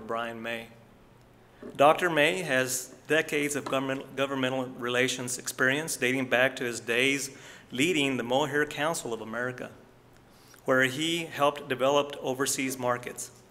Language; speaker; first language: English; native; English